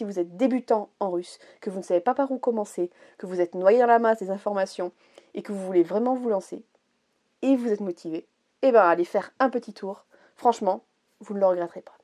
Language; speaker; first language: French; native; French